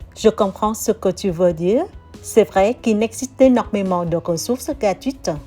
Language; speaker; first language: French; non-native, learner; Vietnamese